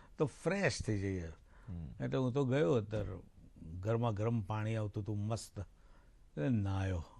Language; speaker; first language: Gujarati; native; Gujarati